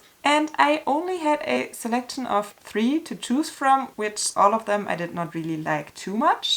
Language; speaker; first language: English; non-native, fluent; German